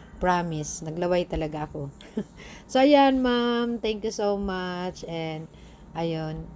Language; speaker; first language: Filipino; non-native, local second language; Bikol